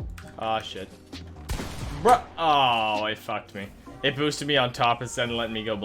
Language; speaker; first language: English; native; English